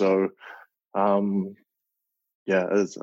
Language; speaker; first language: English; native; English